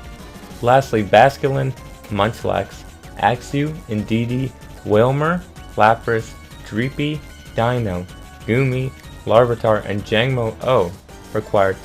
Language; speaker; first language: English; native; English